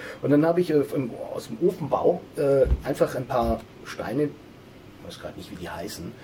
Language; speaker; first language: German; native; German